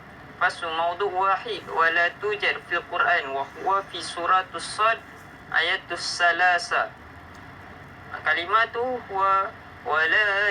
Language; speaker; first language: Arabic; non-native, learner; Malay